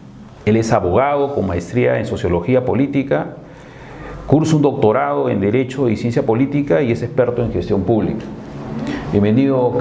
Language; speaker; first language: Spanish; native; Spanish